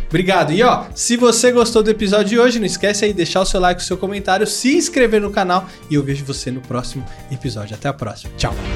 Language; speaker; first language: Portuguese; native; Portuguese